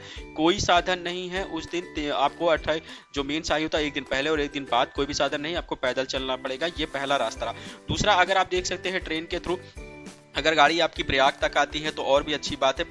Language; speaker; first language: Hindi; native; Hindi